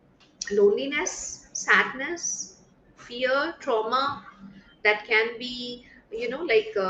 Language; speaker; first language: English; non-native, local second language; Hindi